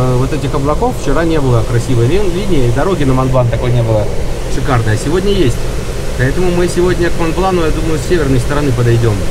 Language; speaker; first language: Russian; native; Russian